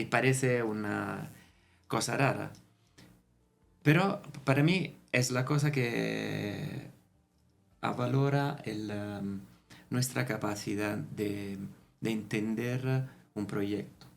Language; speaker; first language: Spanish; non-native, fluent; Italian